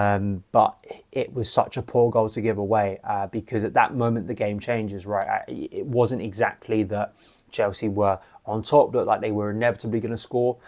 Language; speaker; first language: English; native; English